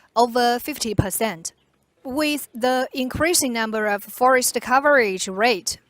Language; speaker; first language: English; non-native, fluent; Chinese